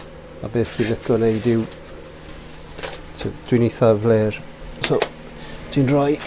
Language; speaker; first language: Welsh; non-native, local second language; English